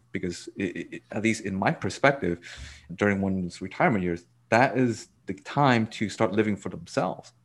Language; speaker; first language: English; native; English